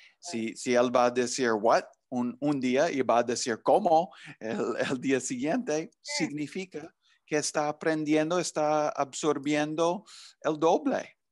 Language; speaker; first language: Spanish; non-native, fluent; English